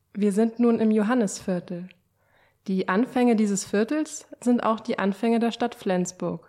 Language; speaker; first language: German; native; German